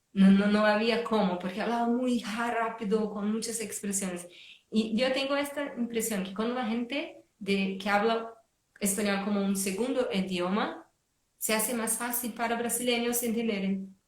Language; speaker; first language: Spanish; non-native, fluent; Portuguese